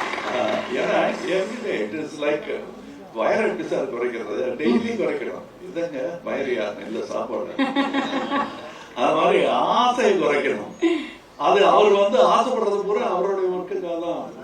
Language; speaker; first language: Tamil; native; Tamil